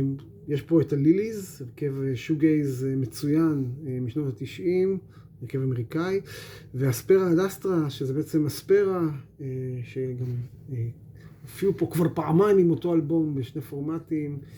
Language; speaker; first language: Hebrew; native; Hebrew